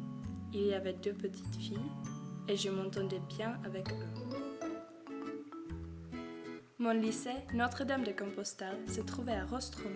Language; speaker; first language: French; non-native, learner; Czech